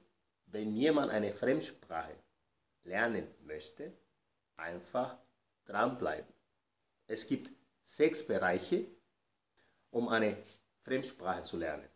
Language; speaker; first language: German; non-native, fluent; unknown